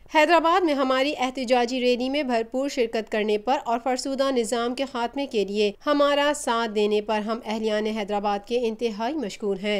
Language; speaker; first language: Urdu; native; Urdu